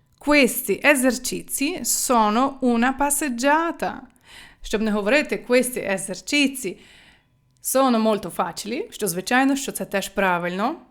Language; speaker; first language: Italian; non-native, fluent; Ukrainian